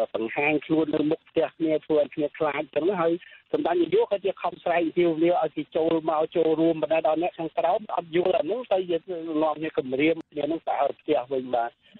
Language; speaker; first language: Khmer; native; Khmer